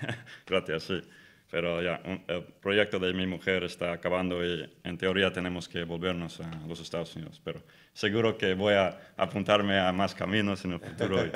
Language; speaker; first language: Spanish; non-native, fluent; English